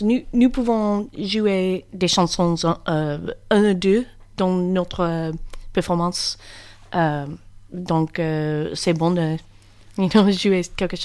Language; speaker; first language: French; non-native, learner; English